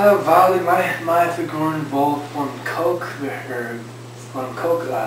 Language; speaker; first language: German; non-native, learner; English